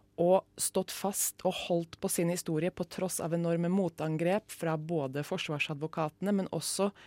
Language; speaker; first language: Norwegian; native; Norwegian